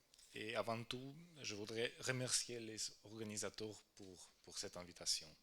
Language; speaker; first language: French; non-native, fluent; Ukrainian